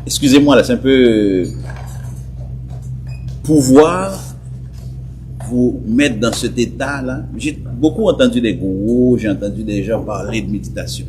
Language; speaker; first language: French; native; French